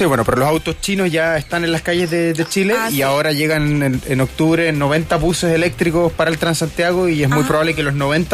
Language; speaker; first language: Spanish; native; Spanish